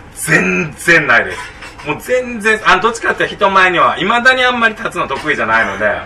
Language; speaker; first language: Japanese; native; Japanese